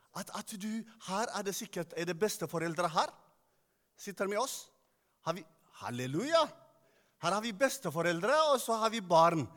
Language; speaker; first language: Norwegian; non-native, fluent; Tigrinya